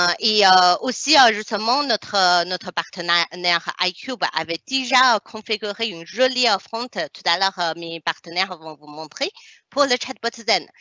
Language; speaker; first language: French; non-native, fluent; Chinese